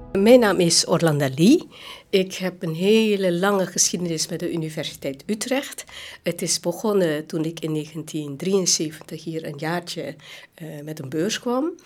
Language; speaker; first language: Dutch; non-native, local second language; Hakka Chinese